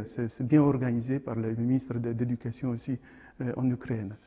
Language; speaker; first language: French; non-native, fluent; Polish